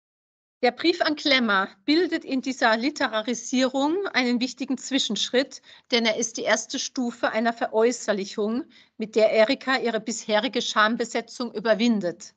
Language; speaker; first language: German; native; German